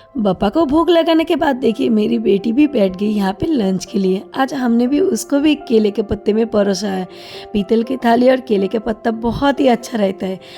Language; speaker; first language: Hindi; non-native, local second language; Bangla